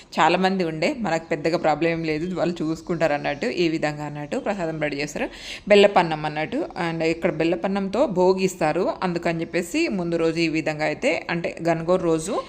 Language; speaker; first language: Telugu; non-native, local second language; Lambadi